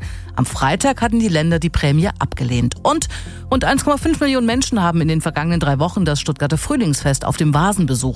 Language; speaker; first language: German; native; German